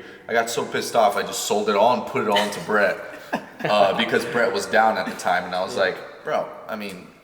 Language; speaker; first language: English; native; English